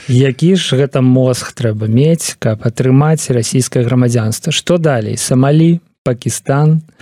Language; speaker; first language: Belarusian; native; Belarusian